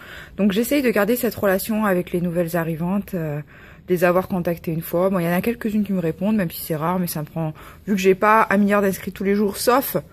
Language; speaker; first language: French; native; French